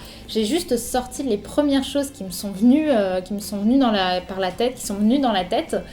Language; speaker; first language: French; native; French